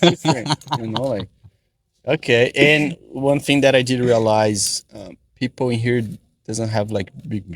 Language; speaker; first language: English; non-native, fluent; Portuguese